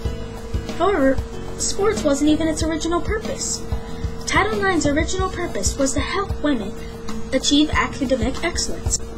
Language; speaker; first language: English; native; English